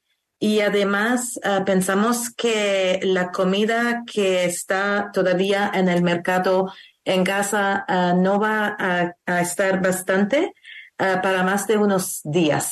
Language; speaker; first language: Spanish; non-native, learner; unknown